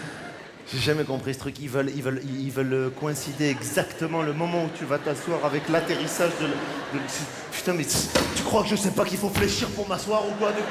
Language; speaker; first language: French; native; French